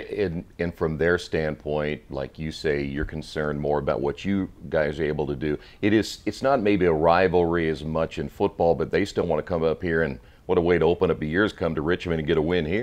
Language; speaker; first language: English; native; English